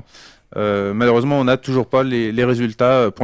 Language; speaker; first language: French; native; French